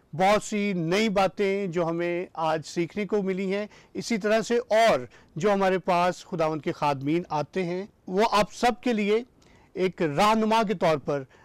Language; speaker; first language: Urdu; non-native, local second language; Punjabi